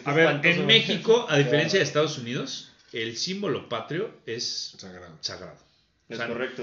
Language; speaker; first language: Spanish; native; Spanish